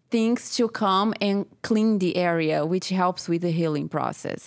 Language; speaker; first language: English; non-native, fluent; Portuguese